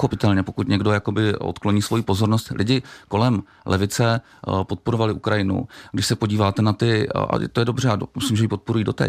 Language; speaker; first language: Czech; native; Czech